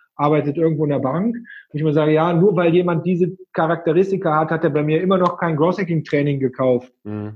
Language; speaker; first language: German; native; German